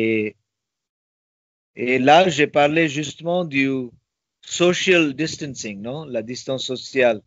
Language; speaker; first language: French; non-native, fluent; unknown